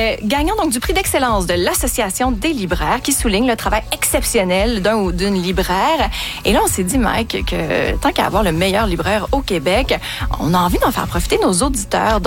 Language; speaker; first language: French; native; French